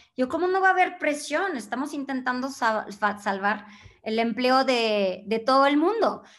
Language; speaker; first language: Spanish; non-native, fluent; French